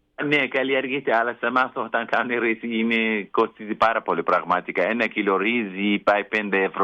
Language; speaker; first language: Greek; non-native, learner; Kurdish